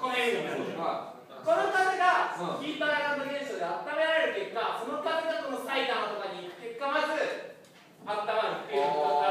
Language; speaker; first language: Japanese; native; Japanese